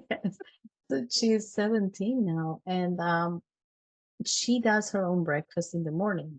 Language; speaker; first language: English; non-native, fluent; Spanish